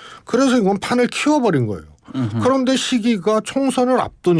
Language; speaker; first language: Korean; native; Korean